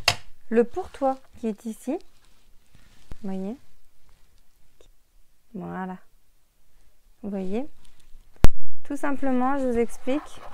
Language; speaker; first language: French; native; French